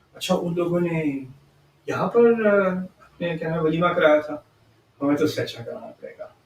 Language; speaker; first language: Urdu; early bilingual, heritage; Urdu